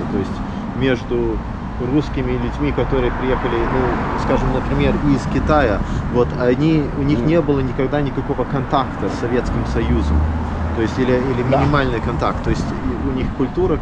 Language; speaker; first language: Russian; early bilingual, heritage; Russian